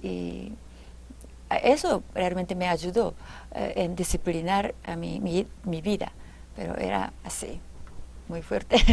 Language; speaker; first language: Spanish; non-native, fluent; Japanese